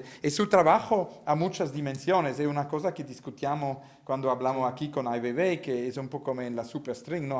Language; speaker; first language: Spanish; non-native, learner; Italian